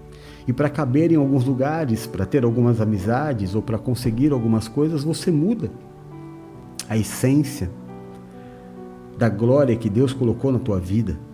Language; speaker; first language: Portuguese; native; Portuguese